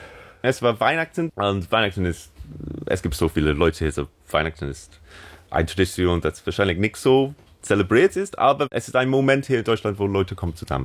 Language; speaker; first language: German; non-native, learner; English